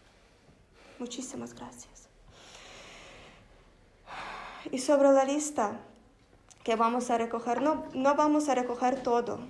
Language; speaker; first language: Spanish; non-native, fluent; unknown